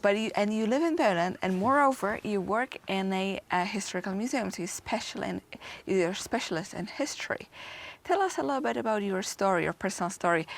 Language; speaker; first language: English; non-native, fluent; Polish